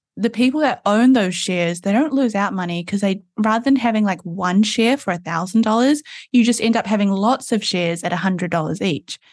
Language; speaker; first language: English; native; English